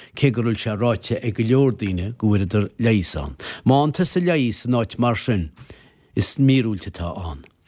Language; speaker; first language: Irish; native; Irish